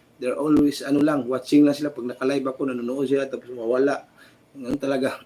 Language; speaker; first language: Filipino; native; Filipino